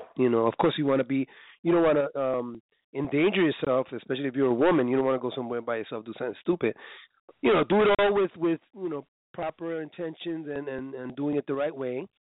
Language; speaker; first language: English; early bilingual, other home language; Spanish